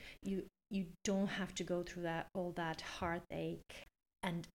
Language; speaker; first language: English; non-native, fluent; Polish